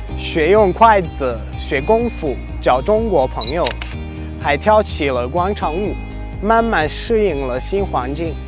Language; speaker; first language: Chinese; non-native, fluent; Uzbek